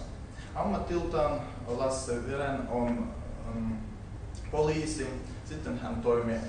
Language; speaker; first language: Finnish; non-native, learner; Russian